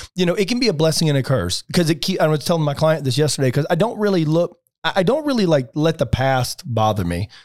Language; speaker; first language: English; native; English